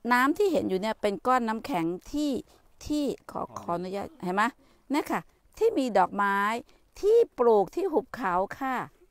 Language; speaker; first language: Thai; native; Thai